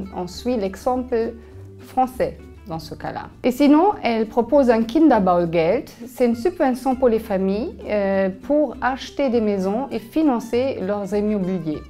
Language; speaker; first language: French; non-native, fluent; German